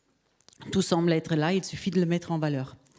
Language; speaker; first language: French; native; French